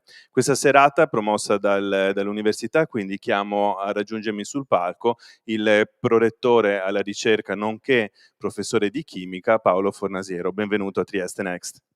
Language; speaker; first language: Italian; native; Italian